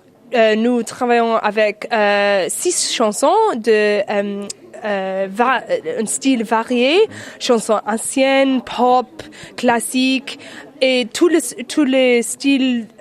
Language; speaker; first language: French; non-native, learner; English